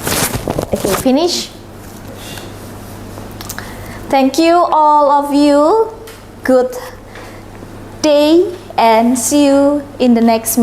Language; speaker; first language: English; non-native, learner; Indonesian